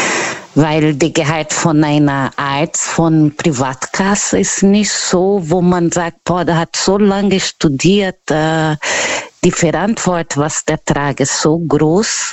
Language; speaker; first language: German; non-native, learner; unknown